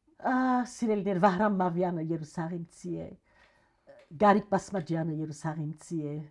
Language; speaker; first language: Armenian; early bilingual, heritage; Armenian